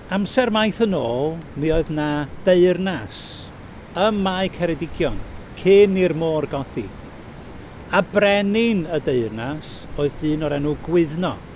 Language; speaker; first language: Welsh; native; Welsh